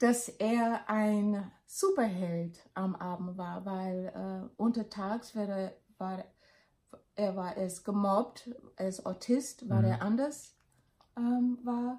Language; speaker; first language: German; non-native, learner; English